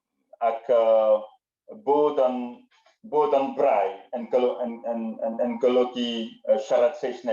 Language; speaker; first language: Welsh; non-native, learner; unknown